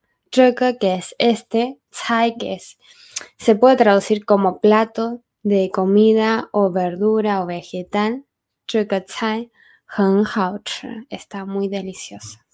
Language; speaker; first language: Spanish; non-native, fluent; Chinese